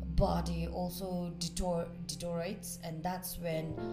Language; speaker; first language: English; non-native, fluent; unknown